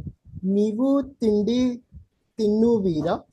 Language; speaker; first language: Kannada; non-native, learner; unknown